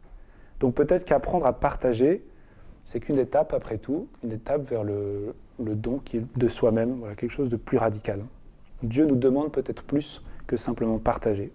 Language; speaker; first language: French; native; French